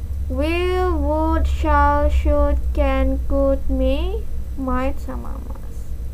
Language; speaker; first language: English; non-native, fluent; Indonesian